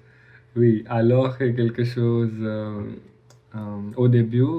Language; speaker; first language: French; non-native, learner; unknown